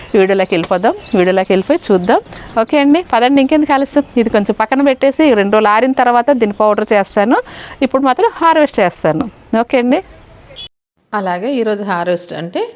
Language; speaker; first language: Telugu; native; Telugu